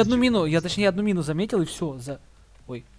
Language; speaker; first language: Russian; native; Russian